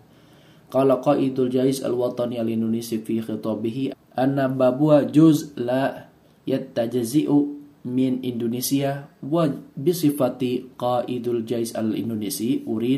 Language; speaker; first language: Arabic; non-native, fluent; Indonesian